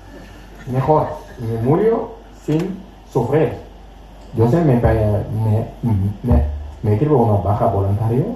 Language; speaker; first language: Spanish; non-native, learner; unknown